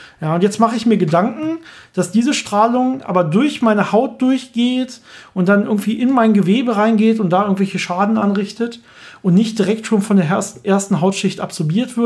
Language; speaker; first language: German; native; German